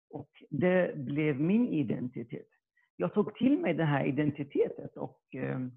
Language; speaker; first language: Swedish; early bilingual, other home language; Arabic